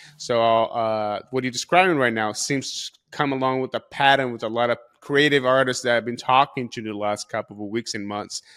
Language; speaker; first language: English; non-native, fluent; Portuguese